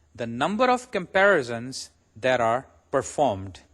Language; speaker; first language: English; non-native, local second language; Urdu